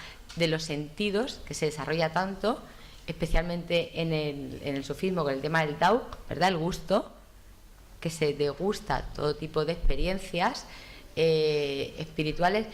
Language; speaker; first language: Spanish; native; Spanish